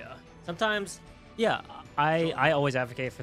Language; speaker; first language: English; native; English